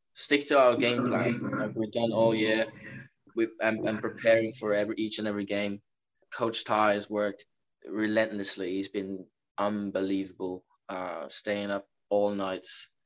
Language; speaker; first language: English; non-native, fluent; Norwegian